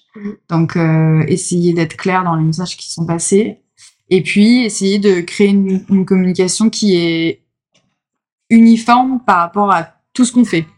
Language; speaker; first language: French; native; French